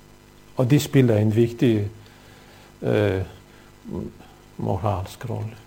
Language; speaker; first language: Danish; non-native, fluent; Bosnian